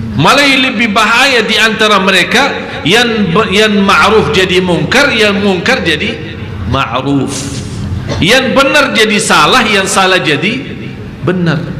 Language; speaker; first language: Malay; non-native, fluent; Arabic